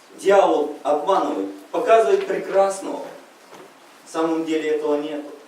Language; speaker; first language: Russian; non-native, local second language; Uzbek